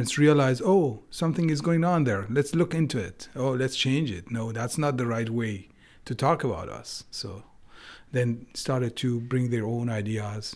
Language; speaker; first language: English; non-native, fluent; Persian